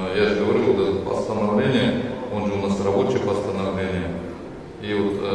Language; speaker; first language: Russian; non-native, local second language; Kazakh